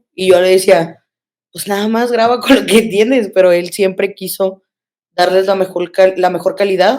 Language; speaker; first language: Spanish; native; Spanish